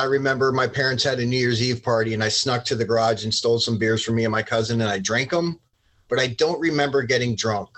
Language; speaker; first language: English; native; English